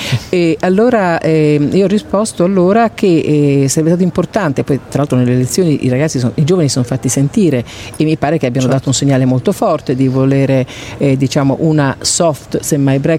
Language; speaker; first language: Italian; native; Italian